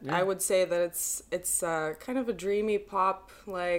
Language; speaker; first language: English; non-native, fluent; Russian